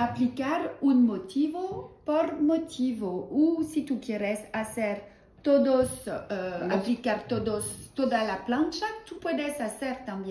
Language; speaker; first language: Spanish; non-native, learner; French